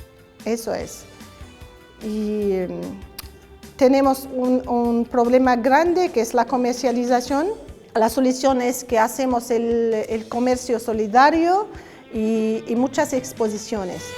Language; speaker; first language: Spanish; non-native, learner; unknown